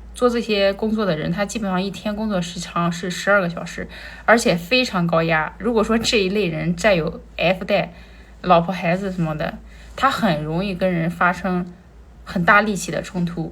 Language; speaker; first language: Chinese; native; Chinese